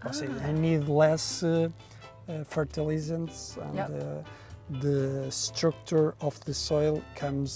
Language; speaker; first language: English; non-native, learner; Portuguese